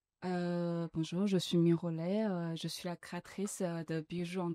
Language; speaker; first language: French; non-native, learner; Chinese